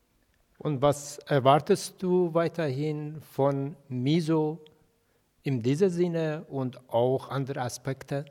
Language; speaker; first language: German; non-native, fluent; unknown